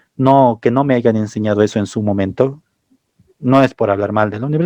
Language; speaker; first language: Spanish; native; Spanish